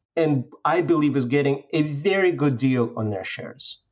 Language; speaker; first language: English; non-native, fluent; Russian